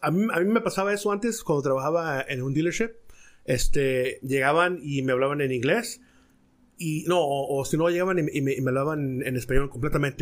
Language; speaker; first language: Spanish; native; Spanish